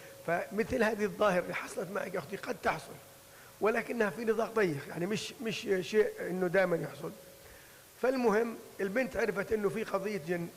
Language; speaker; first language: Arabic; native; Arabic